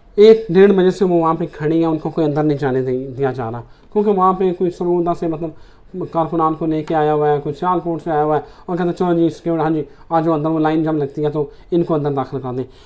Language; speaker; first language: Urdu; native; Urdu